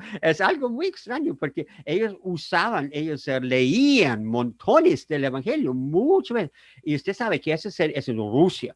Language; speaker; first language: Spanish; non-native, fluent; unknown